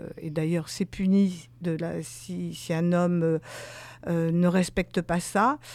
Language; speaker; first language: French; native; French